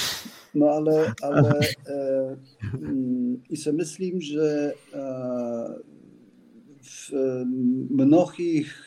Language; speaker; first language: Czech; non-native, learner; Polish